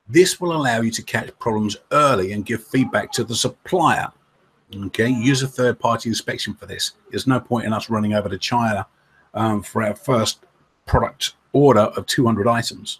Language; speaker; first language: English; native; English